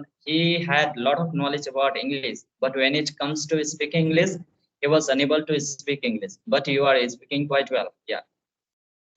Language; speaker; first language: English; non-native, fluent; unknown